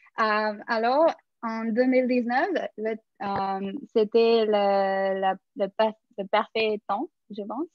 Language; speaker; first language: French; non-native, fluent; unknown